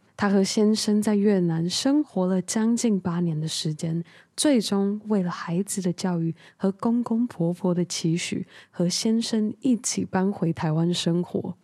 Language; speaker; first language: Chinese; native; Chinese